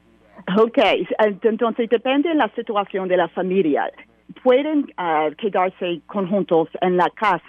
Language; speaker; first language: Spanish; non-native, learner; English